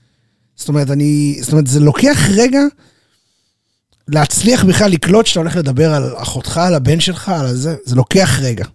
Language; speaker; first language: Hebrew; native; Hebrew